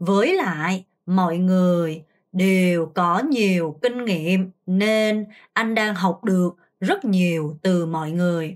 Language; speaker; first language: Vietnamese; non-native, fluent; Korean